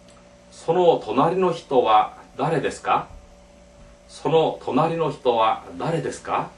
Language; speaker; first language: Japanese; non-native, fluent; Korean